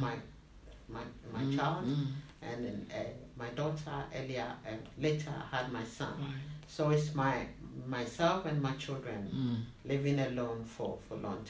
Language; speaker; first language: English; non-native, local second language; Akan